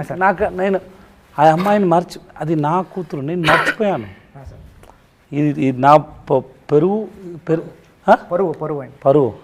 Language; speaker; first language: Telugu; non-native, learner; Tamil